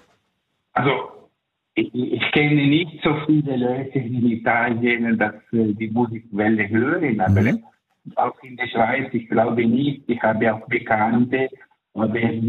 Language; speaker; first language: German; early bilingual, heritage; Italian